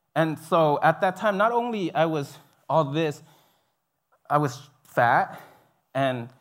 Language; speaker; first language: English; early bilingual, other home language; Vietnamese